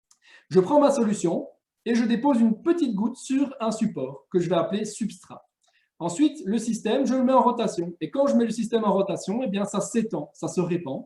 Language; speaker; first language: French; native; French